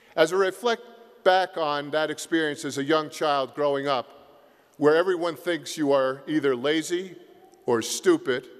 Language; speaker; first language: English; native; English